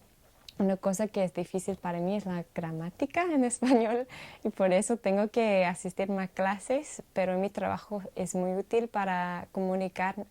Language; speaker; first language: Spanish; non-native, learner; English